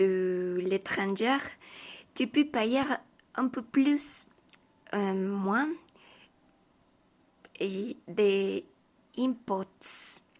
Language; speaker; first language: French; non-native, learner; Spanish